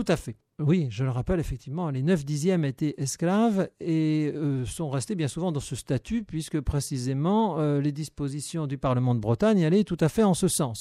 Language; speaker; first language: French; native; French